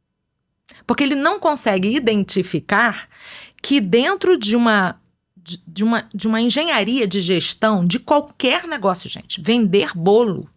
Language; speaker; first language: Portuguese; native; Portuguese